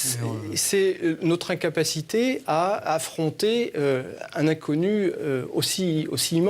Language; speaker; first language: French; native; French